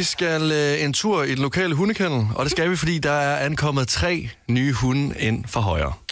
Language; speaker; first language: Danish; native; Danish